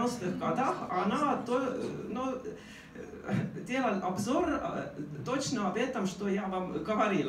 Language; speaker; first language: Russian; non-native, fluent; Estonian